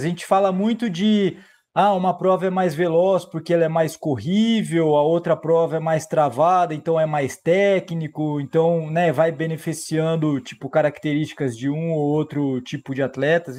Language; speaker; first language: Portuguese; native; Portuguese